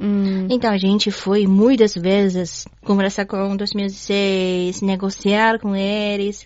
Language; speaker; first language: Portuguese; non-native, learner; Chinese